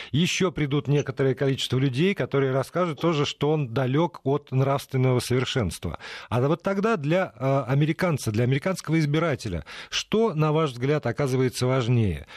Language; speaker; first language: Russian; native; Russian